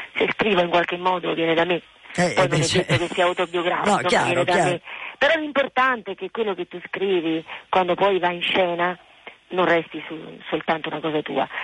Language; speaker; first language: Italian; native; Italian